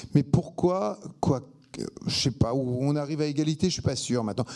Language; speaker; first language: French; native; French